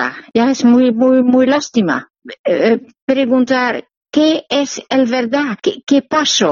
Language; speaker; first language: Spanish; non-native, learner; Dutch